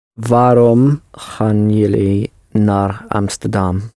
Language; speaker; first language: Dutch; non-native, learner; English